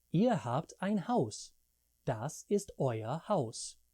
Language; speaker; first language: German; non-native, fluent; English